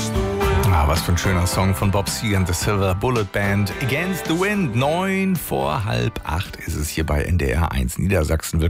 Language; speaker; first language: German; native; German